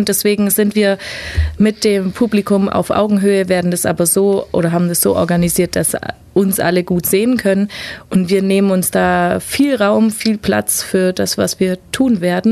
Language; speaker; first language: German; native; German